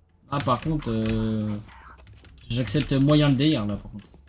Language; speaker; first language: French; native; French